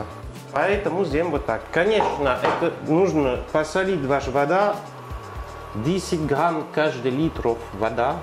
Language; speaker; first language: Russian; non-native, learner; French